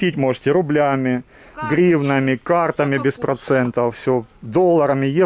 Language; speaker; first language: Russian; native; Russian